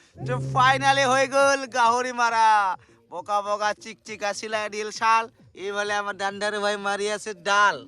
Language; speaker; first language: Assamese; non-native, local second language; Garo